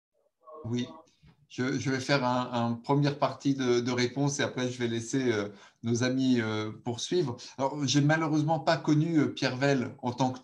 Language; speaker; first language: French; native; French